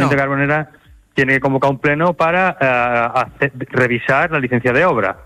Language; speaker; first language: Spanish; native; Spanish